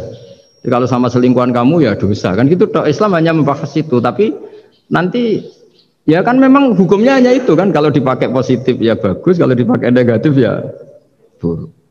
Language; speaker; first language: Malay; non-native, local second language; Javanese